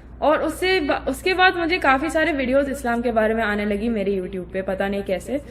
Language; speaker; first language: Urdu; non-native, fluent; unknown